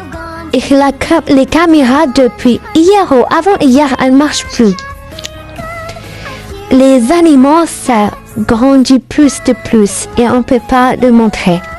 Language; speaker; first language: French; non-native, learner; Arabic